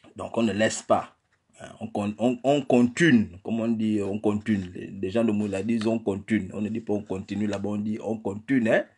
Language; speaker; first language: French; non-native, local second language; Fang